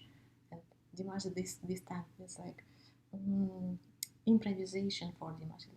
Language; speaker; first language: English; non-native, learner; Russian